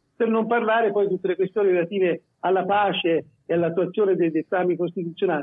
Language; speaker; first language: Italian; native; Italian